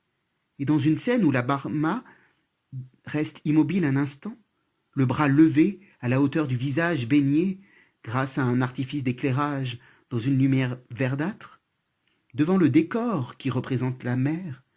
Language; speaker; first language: French; native; French